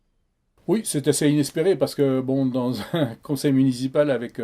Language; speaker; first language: French; native; French